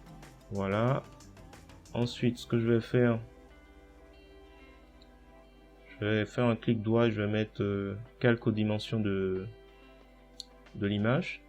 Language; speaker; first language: French; native; French